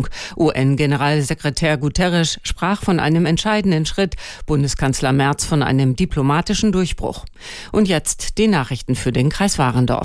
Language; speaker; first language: German; native; German